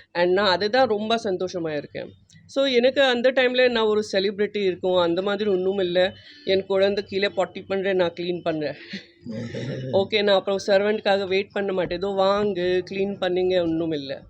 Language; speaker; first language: Tamil; non-native, learner; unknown